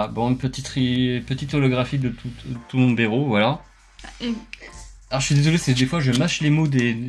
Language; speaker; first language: French; native; French